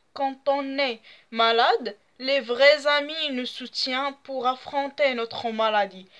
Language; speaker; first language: French; non-native, local second language; Arabic